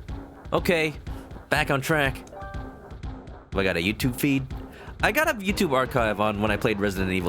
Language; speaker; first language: English; native; English